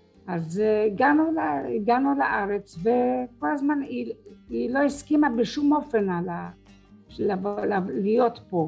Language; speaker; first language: Hebrew; early bilingual, other home language; French